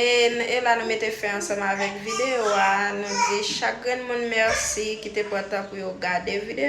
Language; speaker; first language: French; non-native, local second language; Haitian Creole